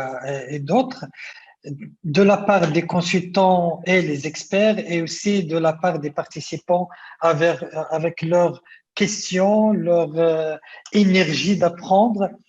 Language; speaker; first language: French; non-native, local second language; Arabic